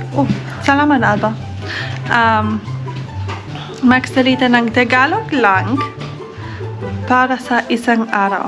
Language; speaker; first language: Filipino; non-native, learner; German